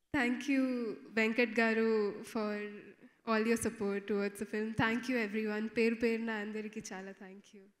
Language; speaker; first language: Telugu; non-native, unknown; Tulu